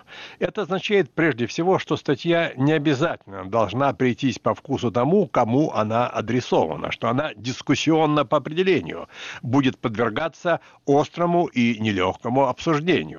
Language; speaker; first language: Russian; native; Russian